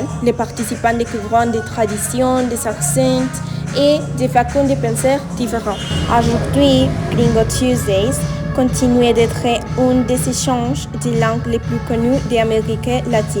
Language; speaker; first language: French; non-native, learner; Spanish